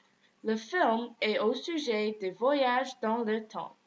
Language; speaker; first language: French; non-native, learner; English